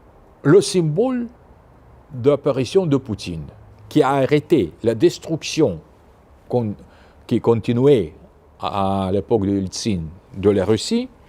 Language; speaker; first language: French; non-native, fluent; Russian